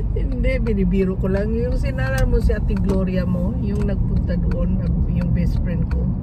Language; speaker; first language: Filipino; native; Filipino